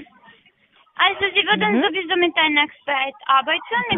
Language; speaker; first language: German; non-native, learner; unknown